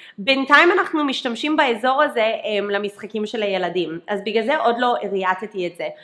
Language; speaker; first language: Hebrew; early bilingual, other home language; English